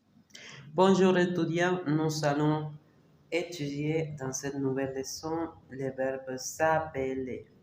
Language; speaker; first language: French; non-native, fluent; Spanish